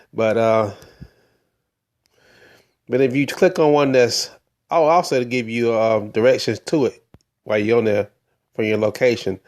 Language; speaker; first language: English; native; English